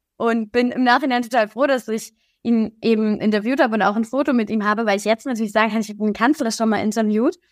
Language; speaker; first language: German; native; German